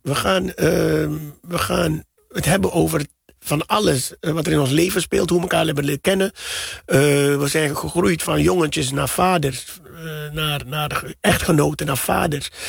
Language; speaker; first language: Dutch; native; Dutch